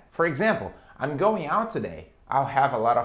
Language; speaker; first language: English; non-native, fluent; Portuguese